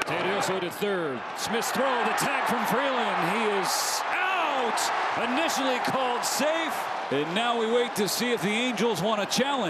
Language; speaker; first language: English; native; English